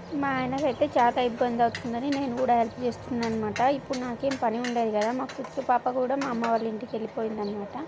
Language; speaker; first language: Telugu; native; Telugu